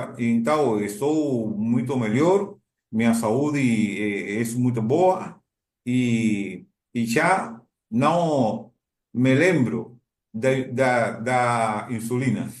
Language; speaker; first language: Portuguese; non-native, learner; Spanish